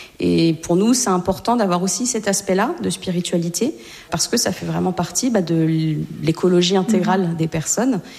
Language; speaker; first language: French; native; French